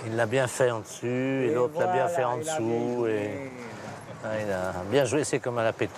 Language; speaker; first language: French; native; French